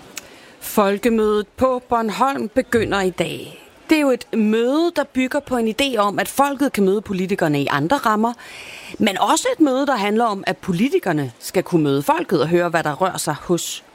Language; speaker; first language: Danish; native; Danish